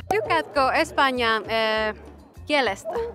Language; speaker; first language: Finnish; non-native, fluent; Spanish